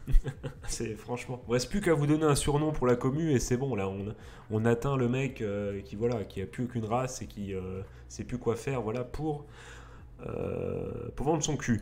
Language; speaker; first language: French; native; French